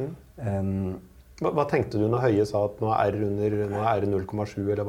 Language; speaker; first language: Norwegian; native; Norwegian